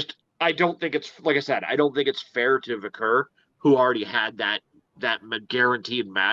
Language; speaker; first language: English; native; English